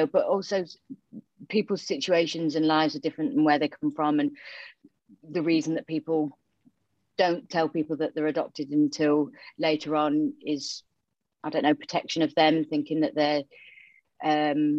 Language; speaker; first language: English; native; English